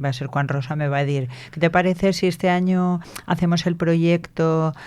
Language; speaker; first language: Spanish; native; Spanish